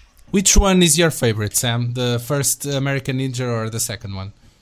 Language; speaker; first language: English; non-native, fluent; Portuguese